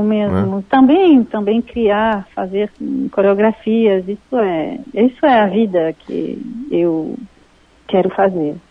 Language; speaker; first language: Portuguese; non-native, fluent; French